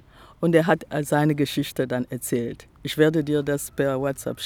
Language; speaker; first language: German; non-native, fluent; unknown